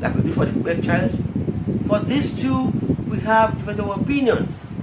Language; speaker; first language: English; non-native, local second language; Yoruba